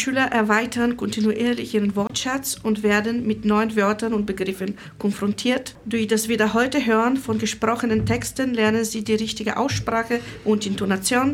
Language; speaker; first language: German; non-native, fluent; Bulgarian